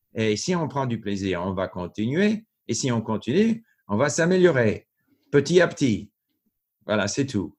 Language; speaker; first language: French; non-native, local second language; English